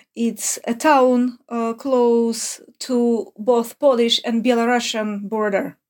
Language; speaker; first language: English; non-native, fluent; Ukrainian